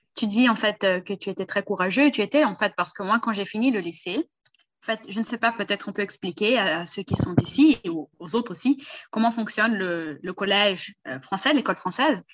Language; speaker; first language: French; early bilingual, heritage; Portuguese